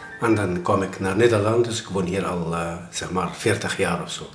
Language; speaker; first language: Dutch; non-native, learner; Arabic